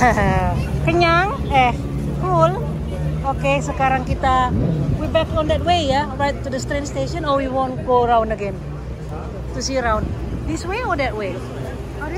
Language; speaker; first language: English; non-native, learner; Indonesian